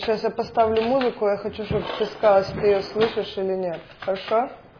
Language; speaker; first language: Russian; native; Russian